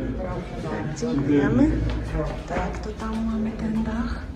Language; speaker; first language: Polish; non-native, learner; Ukrainian